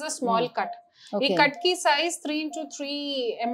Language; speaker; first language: Telugu; non-native, fluent; Hindi